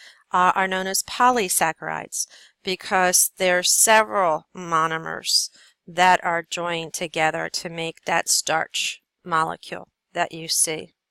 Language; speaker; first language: English; native; English